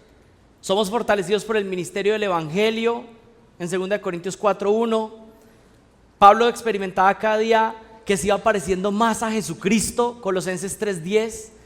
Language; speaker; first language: Spanish; native; Spanish